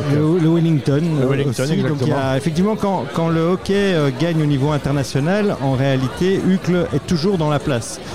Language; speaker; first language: French; native; French